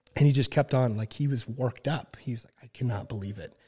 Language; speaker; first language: English; native; English